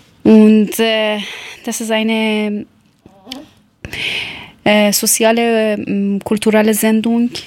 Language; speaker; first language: German; non-native, learner; Persian